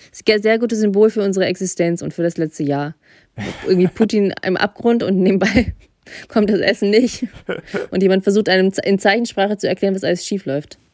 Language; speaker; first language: German; early bilingual, other home language; Russian